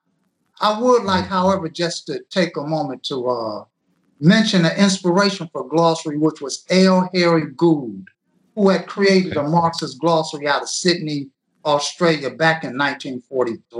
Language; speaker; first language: English; native; English